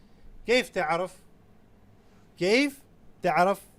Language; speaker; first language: Arabic; non-native, fluent; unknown